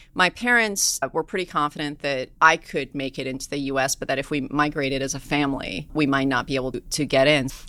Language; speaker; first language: English; early bilingual, other home language; Persian